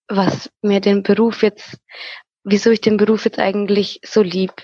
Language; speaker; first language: German; native; German